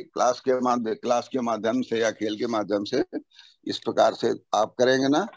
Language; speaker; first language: Hindi; native; Hindi